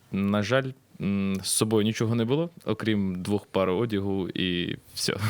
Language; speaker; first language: Ukrainian; non-native, local second language; Russian